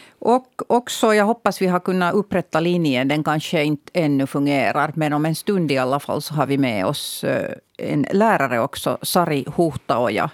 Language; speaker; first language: Swedish; native; Swedish